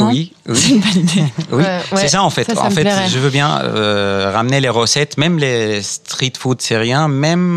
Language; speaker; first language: French; non-native, fluent; Arabic